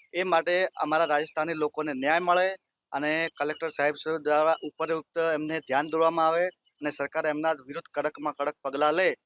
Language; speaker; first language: Gujarati; non-native, local second language; Rajasthani